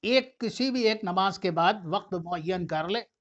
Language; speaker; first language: Urdu; native; Urdu